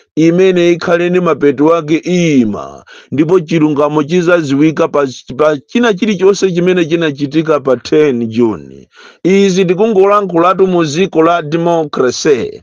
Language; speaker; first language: Nyanja; native; Nyanja